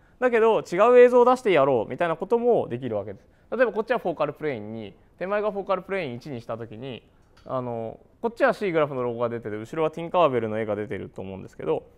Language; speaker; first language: Japanese; native; Japanese